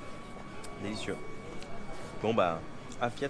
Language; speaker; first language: French; native; French